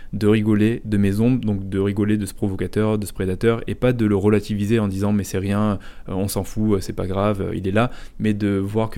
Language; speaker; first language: French; native; French